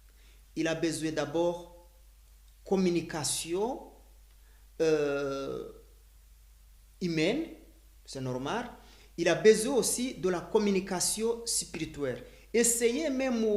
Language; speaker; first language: French; non-native, learner; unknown